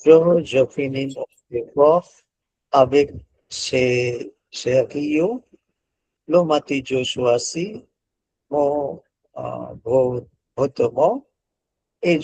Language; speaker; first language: French; non-native, learner; Bangla